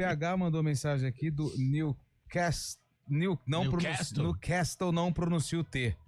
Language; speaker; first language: Portuguese; native; Portuguese